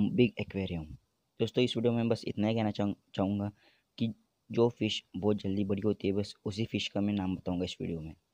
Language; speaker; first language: Hindi; native; Hindi